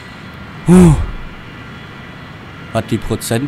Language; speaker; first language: German; native; German